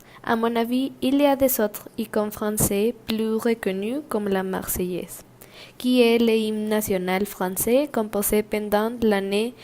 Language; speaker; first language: French; non-native, learner; Spanish